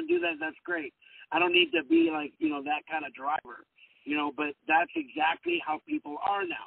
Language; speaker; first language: English; early bilingual, other home language; Spanish